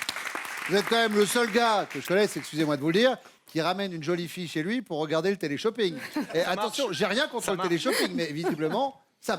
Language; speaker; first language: French; native; French